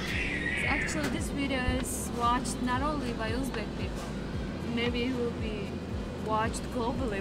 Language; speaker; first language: English; non-native, learner; Uzbek